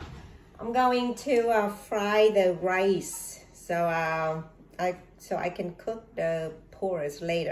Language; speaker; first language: English; non-native, learner; Vietnamese